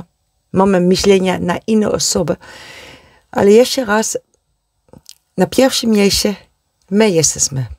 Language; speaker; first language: Polish; non-native, learner; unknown